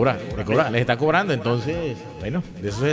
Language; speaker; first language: Spanish; native; Spanish